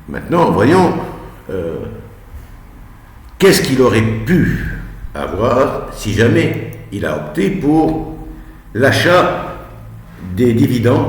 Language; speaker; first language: French; non-native, local second language; Arabic